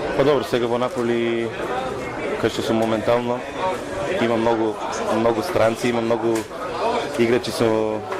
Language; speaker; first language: Macedonian; native; Macedonian